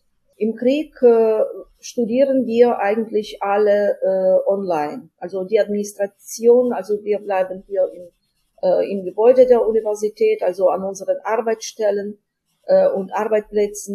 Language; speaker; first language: German; non-native, fluent; Ukrainian